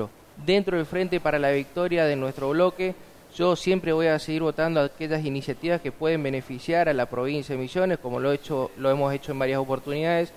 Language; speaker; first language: Spanish; native; Spanish